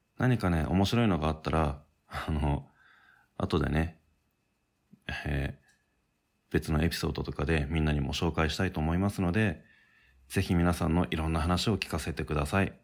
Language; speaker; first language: Japanese; native; Japanese